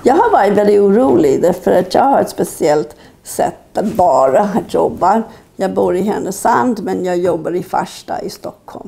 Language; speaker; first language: Swedish; non-native, fluent; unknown